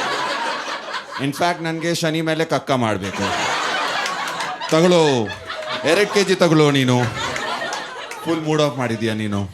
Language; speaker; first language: Kannada; non-native, learner; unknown